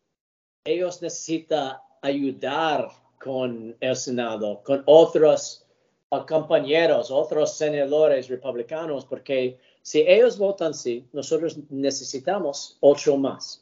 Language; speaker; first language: Spanish; early bilingual, heritage; English